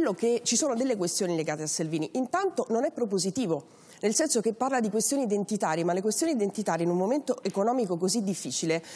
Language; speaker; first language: Italian; native; Italian